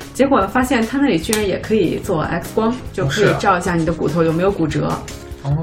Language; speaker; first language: Chinese; native; Chinese